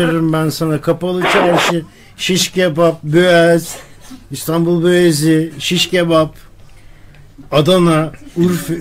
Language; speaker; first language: Turkish; native; Turkish